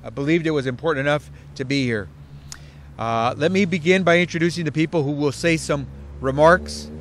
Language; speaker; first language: English; early bilingual, other home language; Spanish